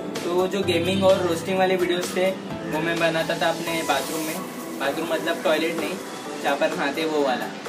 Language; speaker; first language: Hindi; non-native, local second language; Marathi